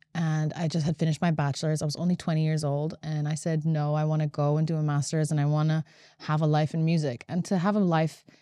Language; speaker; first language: English; non-native, fluent; Latvian